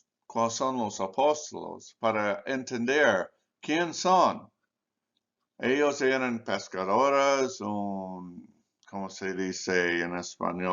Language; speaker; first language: Spanish; non-native, fluent; English